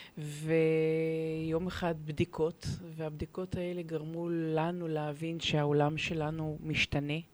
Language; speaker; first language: Hebrew; native; Hebrew